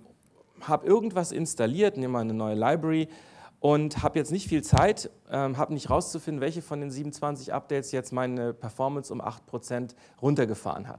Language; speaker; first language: German; native; German